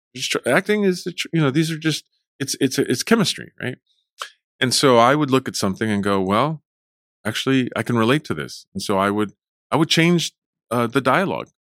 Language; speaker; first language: English; early bilingual, other home language; Spanish